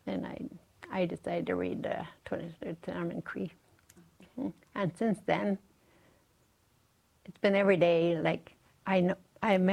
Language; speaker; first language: English; non-native, fluent; Cree